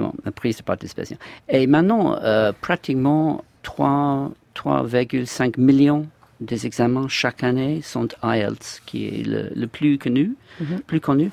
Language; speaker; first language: French; non-native, fluent; English